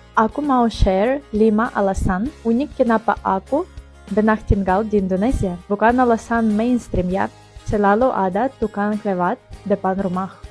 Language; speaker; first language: Indonesian; non-native, fluent; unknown